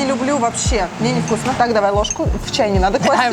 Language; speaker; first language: Russian; native; Russian